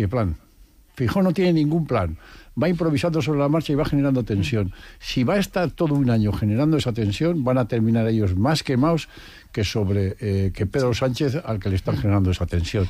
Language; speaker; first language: Spanish; native; Spanish